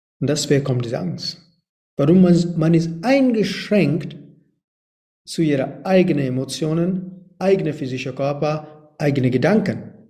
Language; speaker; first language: German; non-native, learner; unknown